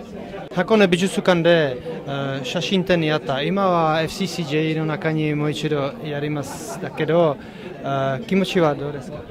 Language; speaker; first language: Japanese; non-native, learner; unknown